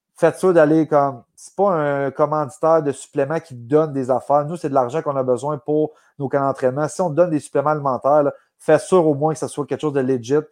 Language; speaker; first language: French; native; French